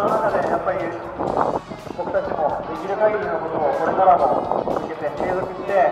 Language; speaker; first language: Japanese; native; Japanese